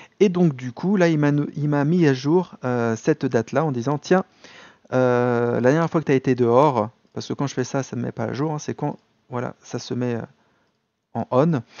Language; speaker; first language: French; native; French